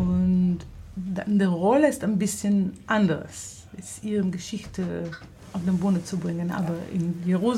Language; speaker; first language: German; non-native, fluent; Hebrew